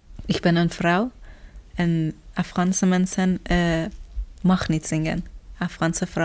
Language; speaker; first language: Dutch; non-native, learner; Persian